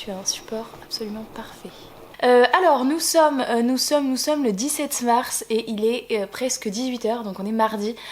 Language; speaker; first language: French; native; French